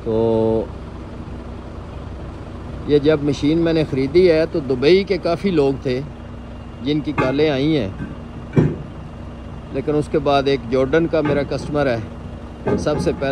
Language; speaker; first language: Urdu; non-native, local second language; Punjabi